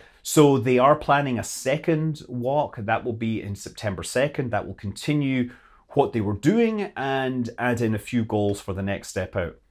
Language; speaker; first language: English; native; English